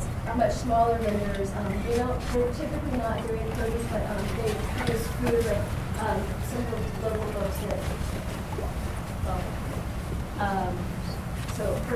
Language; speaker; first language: English; native; English